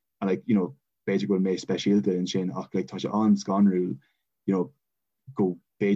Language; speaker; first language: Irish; non-native, local second language; English